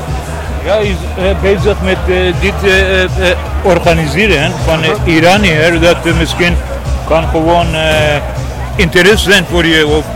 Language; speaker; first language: Dutch; non-native, learner; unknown